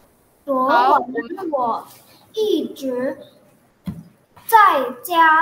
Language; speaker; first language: Chinese; non-native, learner; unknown